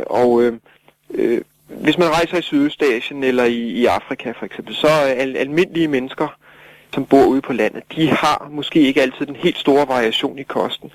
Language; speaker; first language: Danish; native; Danish